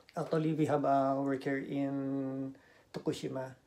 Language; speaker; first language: English; non-native, local second language; Filipino